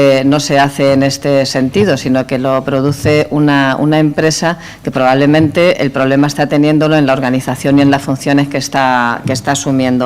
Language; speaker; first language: Spanish; native; Spanish